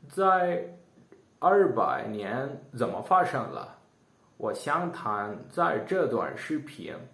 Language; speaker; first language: Chinese; non-native, learner; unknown